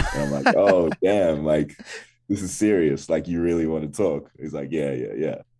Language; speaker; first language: English; native; English